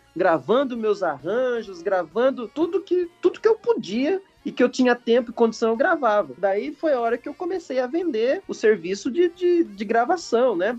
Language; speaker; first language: Portuguese; native; Portuguese